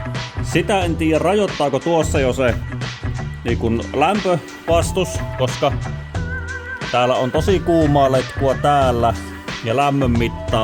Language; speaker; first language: Finnish; native; Finnish